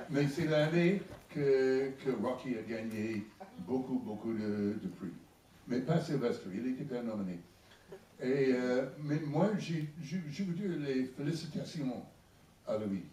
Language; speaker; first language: French; non-native, learner; English